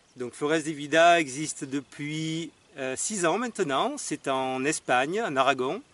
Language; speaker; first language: French; native; French